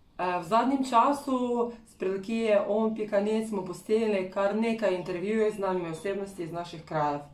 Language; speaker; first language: Slovenian; non-native, fluent; Ukrainian